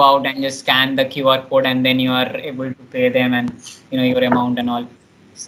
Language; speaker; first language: English; non-native, local second language; Hindi